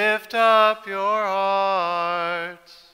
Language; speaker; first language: English; native; English